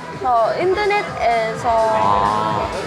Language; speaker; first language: Korean; non-native, learner; Vietnamese